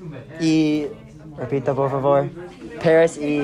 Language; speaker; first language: Spanish; non-native, learner; English